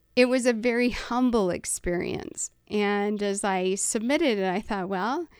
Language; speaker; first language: English; native; English